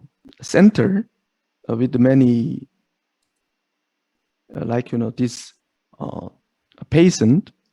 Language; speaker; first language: English; non-native, fluent; Korean